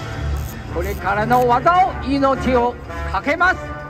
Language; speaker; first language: Japanese; non-native, learner; Chinese